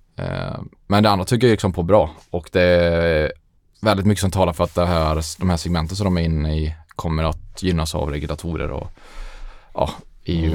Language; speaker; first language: Swedish; native; Swedish